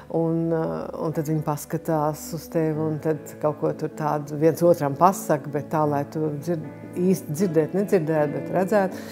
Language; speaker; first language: Latvian; native; Latvian